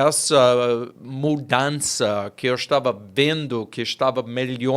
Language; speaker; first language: Portuguese; non-native, fluent; English